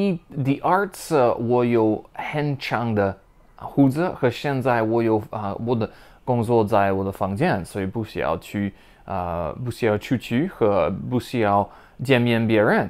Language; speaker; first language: Chinese; non-native, learner; English